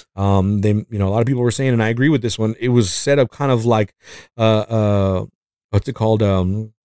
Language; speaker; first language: English; non-native, fluent; Spanish